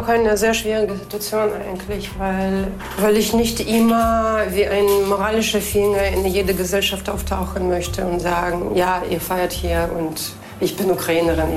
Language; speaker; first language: German; non-native, fluent; Russian